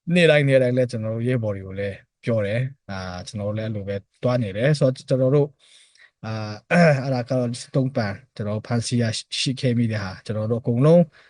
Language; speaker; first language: Burmese; non-native, local second language; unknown